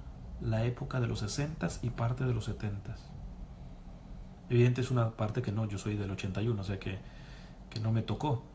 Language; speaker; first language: Spanish; native; Spanish